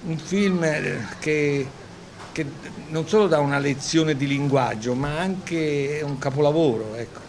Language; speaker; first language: Italian; native; Italian